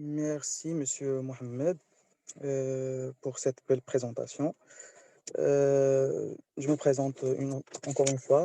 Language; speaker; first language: French; non-native, local second language; Arabic